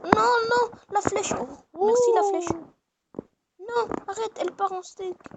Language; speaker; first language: French; native; French